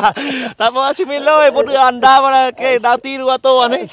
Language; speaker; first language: Portuguese; non-native, learner; Vietnamese